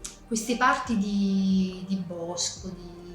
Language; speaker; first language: Italian; native; Italian